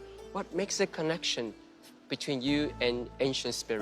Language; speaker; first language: English; non-native, fluent; Chinese